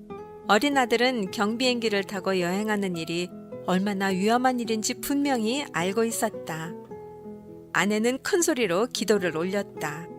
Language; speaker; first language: Korean; native; Korean